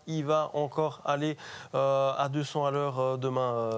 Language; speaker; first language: French; native; French